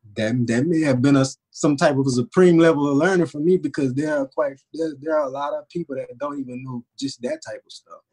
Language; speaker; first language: English; native; English